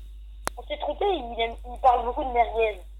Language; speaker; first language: French; native; French